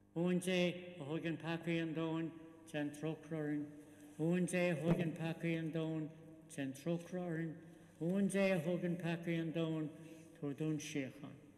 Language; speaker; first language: Irish; non-native, local second language; English